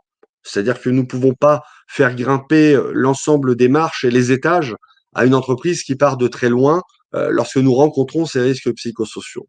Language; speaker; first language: French; native; French